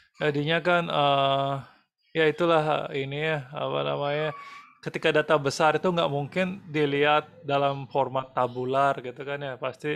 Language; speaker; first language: Indonesian; native; Indonesian